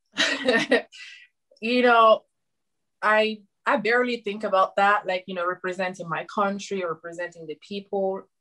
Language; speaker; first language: English; non-native, fluent; Susu